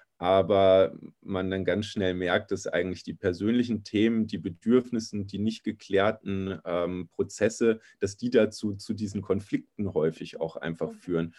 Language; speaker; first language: German; native; German